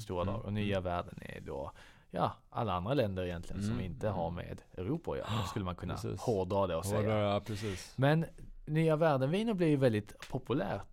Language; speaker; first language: Swedish; native; Swedish